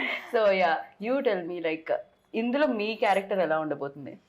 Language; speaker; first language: Telugu; native; Telugu